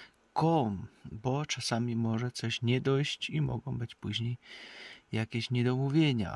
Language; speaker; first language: Polish; native; Polish